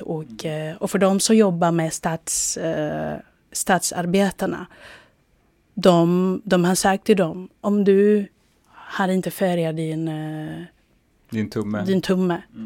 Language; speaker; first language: Swedish; non-native, fluent; Spanish